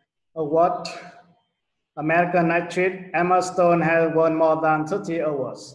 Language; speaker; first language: English; non-native, learner; Vietnamese